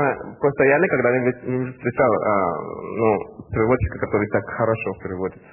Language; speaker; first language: Russian; non-native, learner; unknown